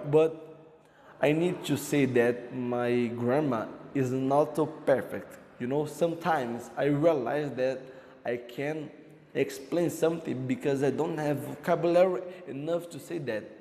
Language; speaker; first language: English; non-native, learner; Portuguese